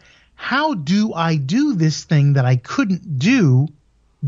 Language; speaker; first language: English; native; English